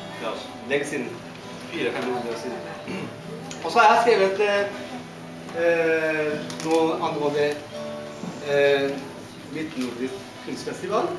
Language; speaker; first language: Norwegian; non-native, fluent; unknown